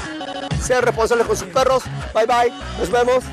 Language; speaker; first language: Spanish; native; Spanish